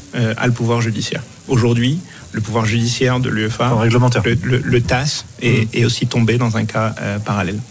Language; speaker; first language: French; non-native, local second language; Arabic